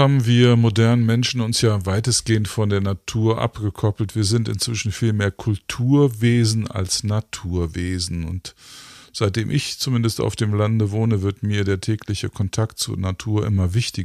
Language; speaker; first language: German; native; German